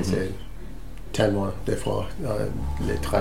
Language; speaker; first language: French; non-native, learner; English